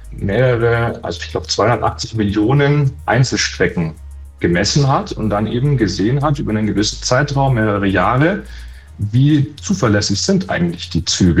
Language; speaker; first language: German; native; German